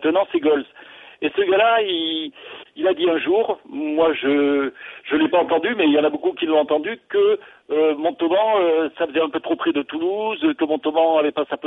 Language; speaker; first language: French; native; French